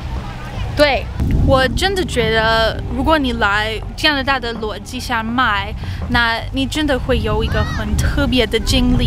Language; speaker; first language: Chinese; non-native, learner; English